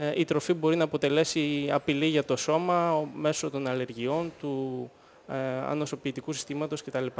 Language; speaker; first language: Greek; native; Greek